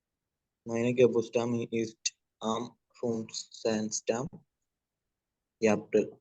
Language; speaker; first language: German; non-native, learner; Malayalam